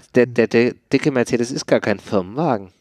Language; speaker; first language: German; native; German